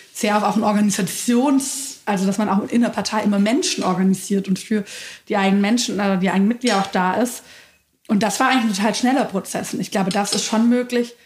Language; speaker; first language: German; native; German